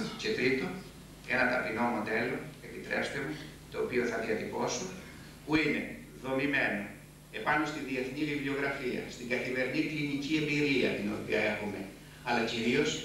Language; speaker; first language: Greek; native; Greek